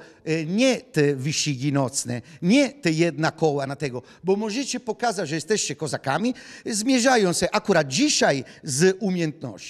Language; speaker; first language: Polish; non-native, fluent; Italian